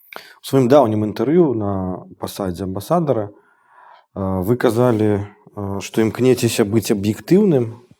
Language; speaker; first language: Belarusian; non-native, local second language; Russian